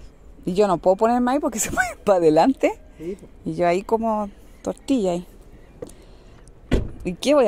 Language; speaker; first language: Spanish; native; Spanish